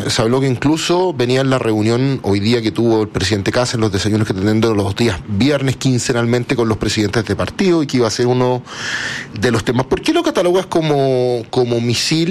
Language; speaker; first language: Spanish; native; Spanish